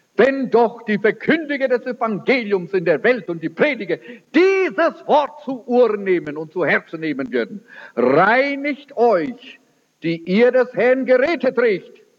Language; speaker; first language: German; early bilingual, heritage; German